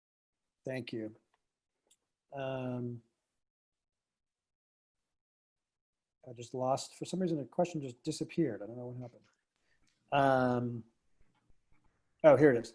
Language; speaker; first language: English; native; English